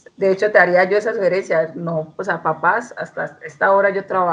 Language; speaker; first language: Spanish; native; Spanish